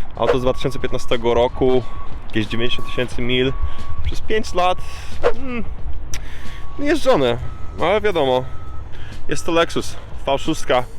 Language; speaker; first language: Polish; early bilingual, heritage; Polish